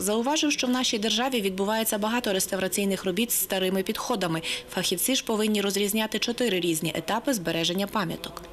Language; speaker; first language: Ukrainian; native; Ukrainian